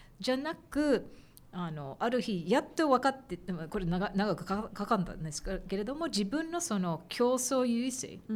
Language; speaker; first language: Japanese; early bilingual, heritage; Japanese